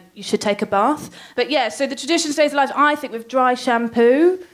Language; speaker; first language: English; native; English